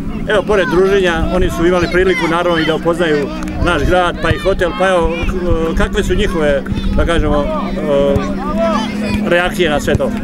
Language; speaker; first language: Serbian; native; Serbian